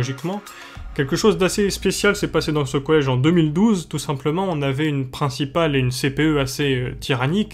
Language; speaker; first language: French; native; French